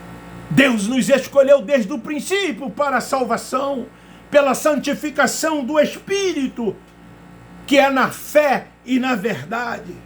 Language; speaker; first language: Portuguese; native; Portuguese